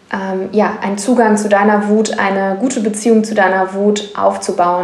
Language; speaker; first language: German; native; German